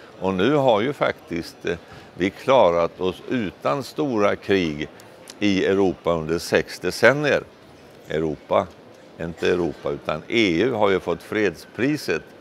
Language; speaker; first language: Swedish; native; Swedish